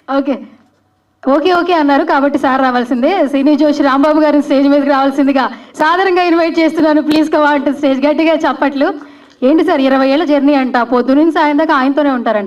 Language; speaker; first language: Telugu; native; Telugu